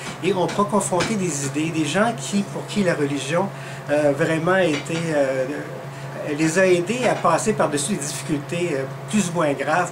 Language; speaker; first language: French; native; French